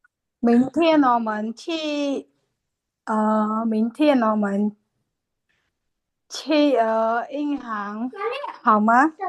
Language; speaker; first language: Chinese; non-native, learner; Khmer